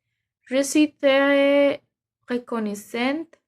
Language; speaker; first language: French; non-native, learner; Spanish